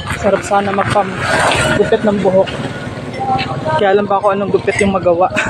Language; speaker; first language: Filipino; native; Filipino